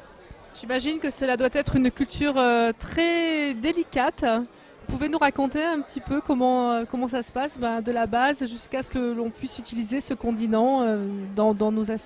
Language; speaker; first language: French; native; French